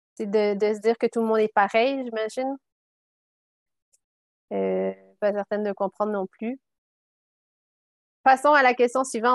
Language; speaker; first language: French; native; French